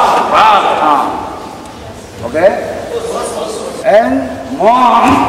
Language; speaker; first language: English; non-native, learner; Japanese